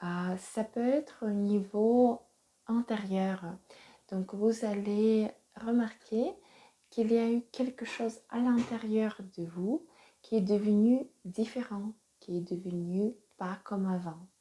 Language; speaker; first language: French; non-native, fluent; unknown